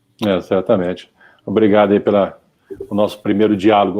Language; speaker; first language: Portuguese; native; Portuguese